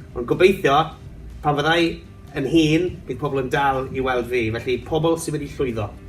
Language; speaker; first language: Welsh; non-native, local second language; English